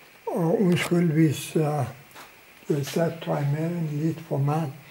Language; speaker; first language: Danish; non-native, local second language; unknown